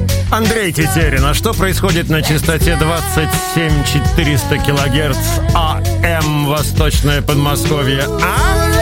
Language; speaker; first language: Russian; native; Russian